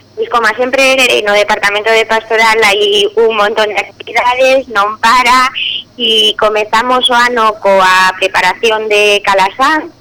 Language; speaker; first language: Galician; non-native, local second language; Spanish